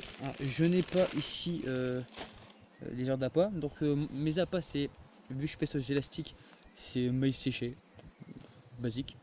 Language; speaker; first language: French; native; French